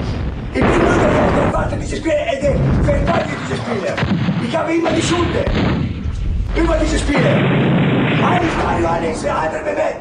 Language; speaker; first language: German; non-native, learner; Italian